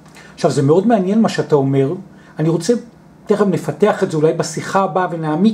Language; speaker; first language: Hebrew; native; Hebrew